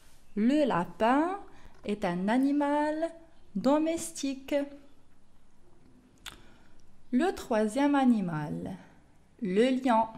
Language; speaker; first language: French; non-native, local second language; Arabic